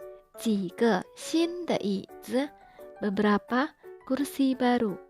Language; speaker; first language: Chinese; non-native, fluent; Indonesian